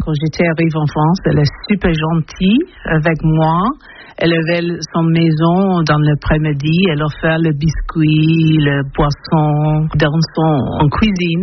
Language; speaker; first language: French; non-native, learner; English